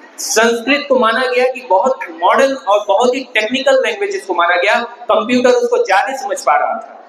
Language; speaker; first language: Hindi; native; Hindi